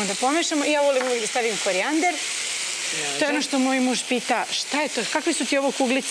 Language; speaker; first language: Serbian; native; Serbian